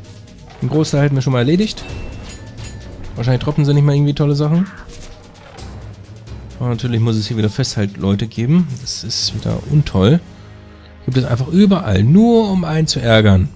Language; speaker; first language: German; native; German